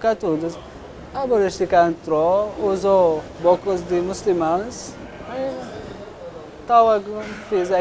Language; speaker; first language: Portuguese; non-native, local second language; Arabic